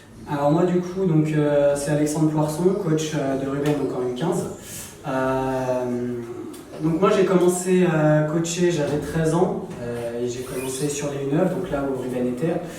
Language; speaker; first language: French; native; French